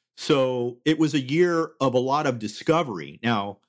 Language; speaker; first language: English; early bilingual, other home language; Spanish